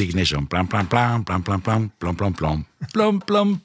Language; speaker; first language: German; native; German